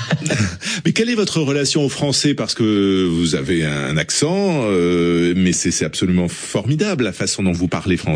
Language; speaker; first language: French; native; French